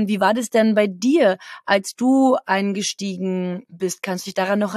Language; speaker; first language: German; native; German